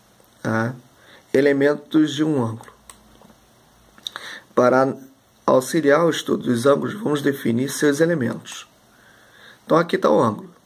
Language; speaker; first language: Portuguese; native; Portuguese